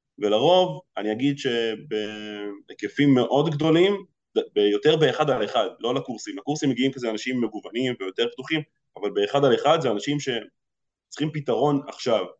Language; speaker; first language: Hebrew; early bilingual, other home language; Russian